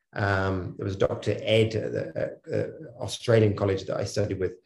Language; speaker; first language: English; native; English